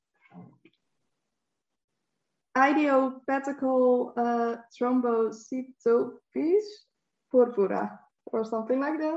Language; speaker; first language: English; non-native, fluent; Dutch